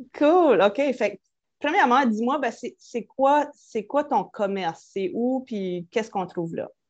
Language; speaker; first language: French; native; French